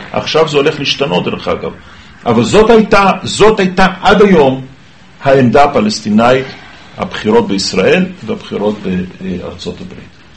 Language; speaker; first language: Hebrew; native; Hebrew